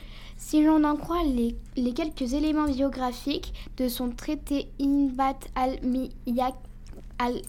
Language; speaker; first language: French; native; French